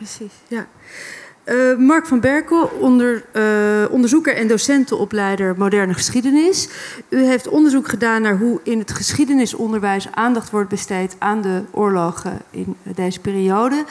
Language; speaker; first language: Dutch; native; Dutch